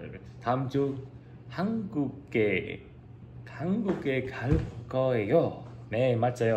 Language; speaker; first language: Korean; non-native, learner; English